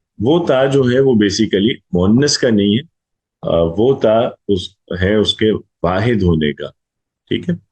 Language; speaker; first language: Urdu; non-native, local second language; Punjabi